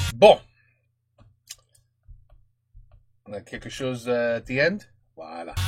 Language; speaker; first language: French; non-native, learner; English